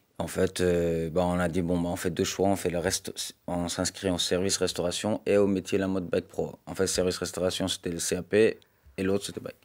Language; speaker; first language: French; non-native, fluent; Persian